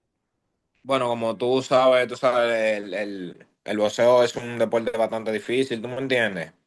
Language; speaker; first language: Spanish; native; Spanish